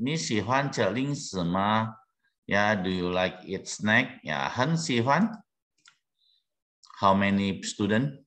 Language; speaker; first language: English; non-native, learner; Indonesian